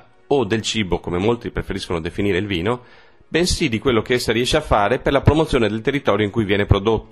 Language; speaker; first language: Italian; native; Italian